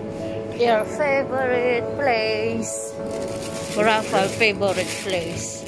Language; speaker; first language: English; non-native, learner; Filipino